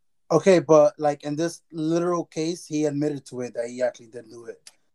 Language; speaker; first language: English; early bilingual, other home language; Spanish